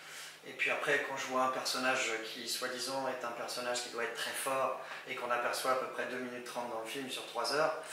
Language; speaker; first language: French; native; French